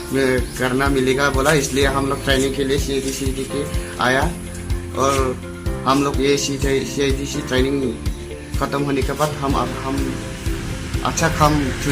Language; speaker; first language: Hindi; non-native, local second language; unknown